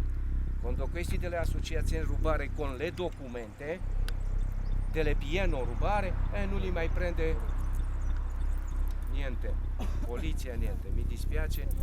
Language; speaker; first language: Italian; non-native, learner; Romanian